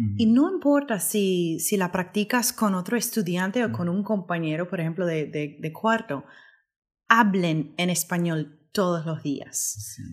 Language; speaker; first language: Spanish; early bilingual, heritage; Spanish